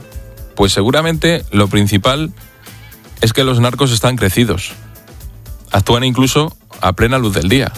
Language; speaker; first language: Spanish; native; Spanish